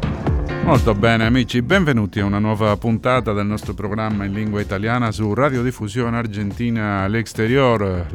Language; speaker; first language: Italian; non-native, fluent; Spanish